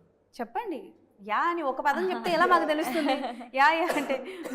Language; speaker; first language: Telugu; native; Telugu